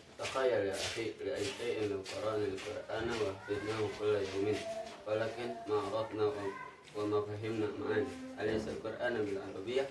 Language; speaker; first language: Arabic; non-native, learner; Indonesian